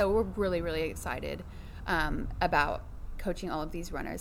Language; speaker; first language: English; native; English